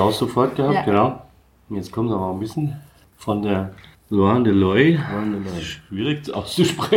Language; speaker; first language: German; native; German